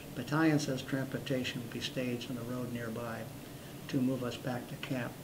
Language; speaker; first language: English; native; English